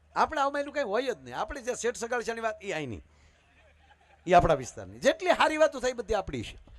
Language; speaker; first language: Gujarati; native; Gujarati